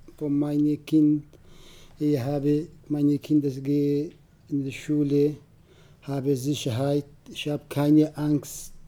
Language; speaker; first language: German; non-native, learner; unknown